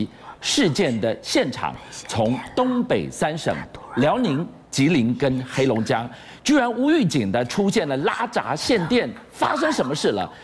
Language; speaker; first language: Chinese; native; Chinese